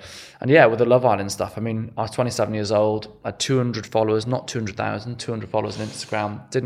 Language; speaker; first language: English; native; English